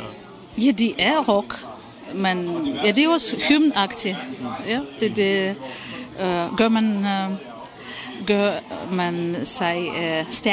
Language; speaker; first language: Danish; non-native, fluent; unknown